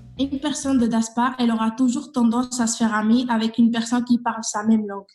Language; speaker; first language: French; non-native, fluent; Spanish